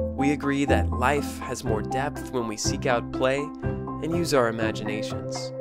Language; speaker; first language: English; native; English